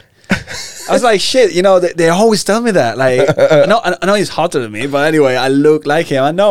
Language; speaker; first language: English; non-native, fluent; Italian